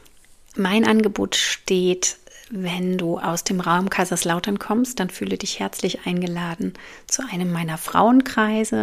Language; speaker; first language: German; native; German